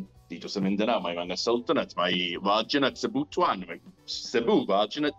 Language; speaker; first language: Filipino; non-native, learner; English